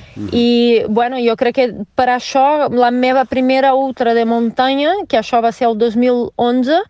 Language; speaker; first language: Catalan; non-native, fluent; Portuguese